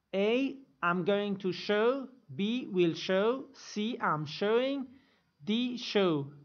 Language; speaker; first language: English; non-native, fluent; Persian